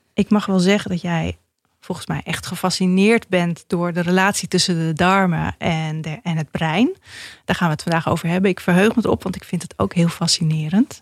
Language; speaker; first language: Dutch; native; Dutch